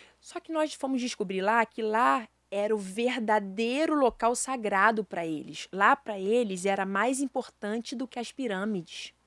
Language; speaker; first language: Portuguese; native; Portuguese